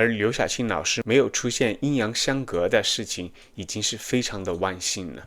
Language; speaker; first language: Chinese; native; Chinese